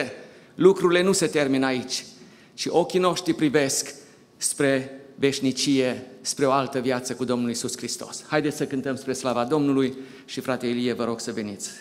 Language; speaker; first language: Romanian; native; Romanian